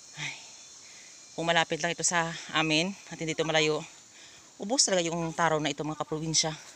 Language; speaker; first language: Filipino; non-native, local second language; Hiligaynon